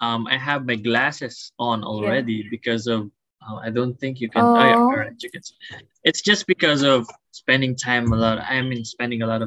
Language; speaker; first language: English; non-native, local second language; Filipino